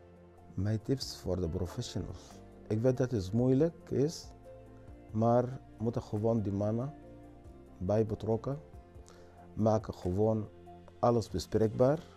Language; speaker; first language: Dutch; non-native, learner; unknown